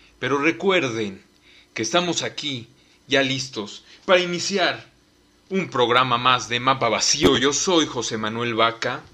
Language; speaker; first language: Spanish; native; Spanish